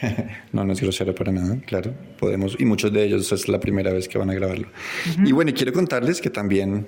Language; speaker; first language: Spanish; native; Spanish